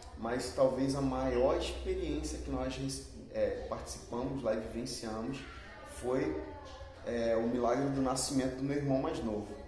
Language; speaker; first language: Portuguese; early bilingual, other home language; Spanish